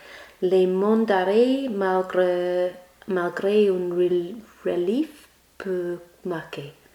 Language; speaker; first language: French; non-native, learner; English